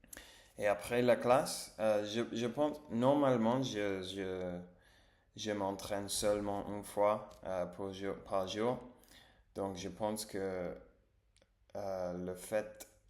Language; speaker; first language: French; non-native, learner; English